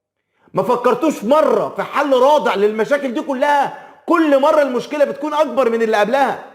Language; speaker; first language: Arabic; native; Arabic